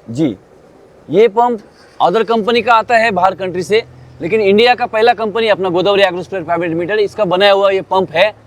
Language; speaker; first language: Hindi; non-native, local second language; Marathi